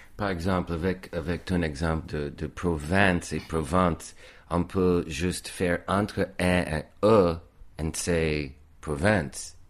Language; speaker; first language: French; non-native, fluent; English